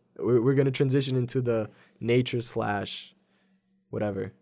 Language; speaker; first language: English; early bilingual, other home language; Polish